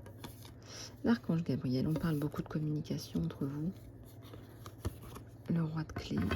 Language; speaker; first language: French; native; French